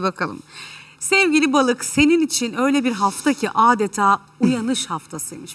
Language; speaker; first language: Turkish; native; Turkish